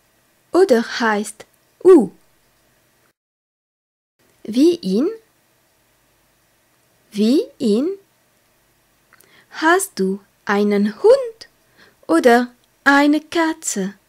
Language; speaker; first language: German; non-native, fluent; French